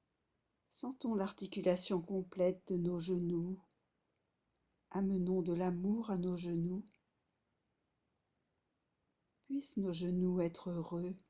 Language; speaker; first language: French; native; French